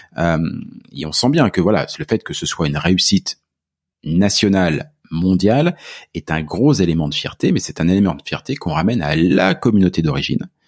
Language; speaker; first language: French; native; French